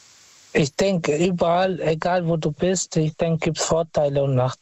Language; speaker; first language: German; non-native, fluent; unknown